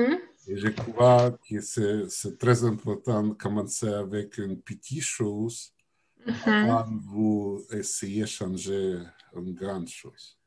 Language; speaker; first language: French; non-native, learner; Russian